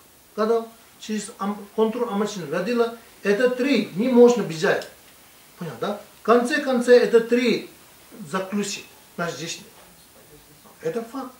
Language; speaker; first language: Russian; non-native, learner; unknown